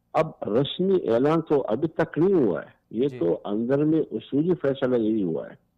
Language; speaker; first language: Urdu; non-native, local second language; Pashto